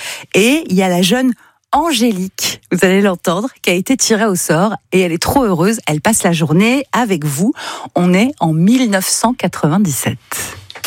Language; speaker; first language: French; native; French